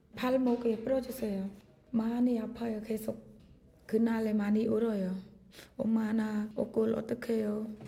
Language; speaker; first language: Korean; non-native, learner; Khmer